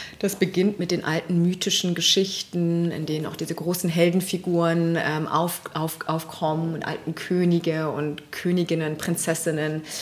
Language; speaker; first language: German; early bilingual, other home language; Persian